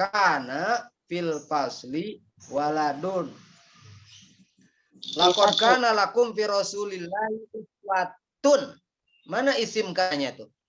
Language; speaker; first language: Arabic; non-native, fluent; Indonesian